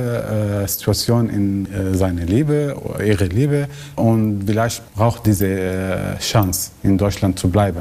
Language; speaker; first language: German; non-native, learner; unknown